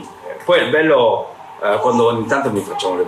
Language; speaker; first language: Italian; non-native, fluent; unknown